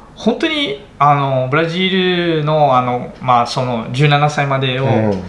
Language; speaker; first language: Japanese; non-native, learner; Portuguese